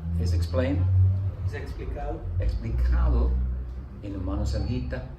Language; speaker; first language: Spanish; non-native, learner; English